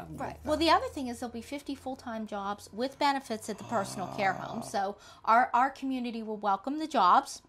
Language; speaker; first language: English; native; English